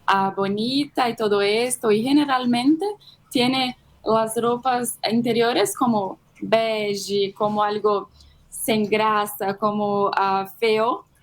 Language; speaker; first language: Spanish; non-native, fluent; Portuguese